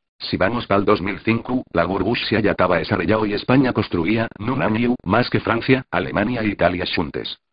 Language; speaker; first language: Asturian; non-native, local second language; Spanish